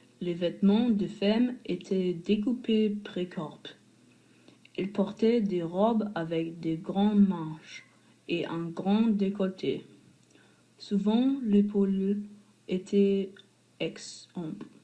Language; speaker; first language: French; non-native, learner; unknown